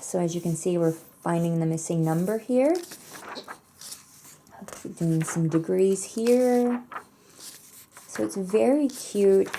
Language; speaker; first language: English; native; English